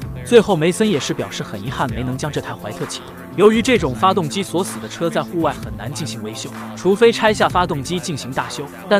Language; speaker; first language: Chinese; native; Chinese